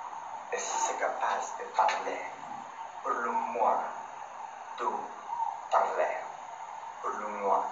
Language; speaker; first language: French; non-native, learner; Spanish